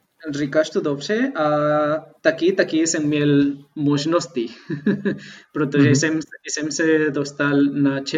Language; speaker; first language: Czech; non-native, fluent; Spanish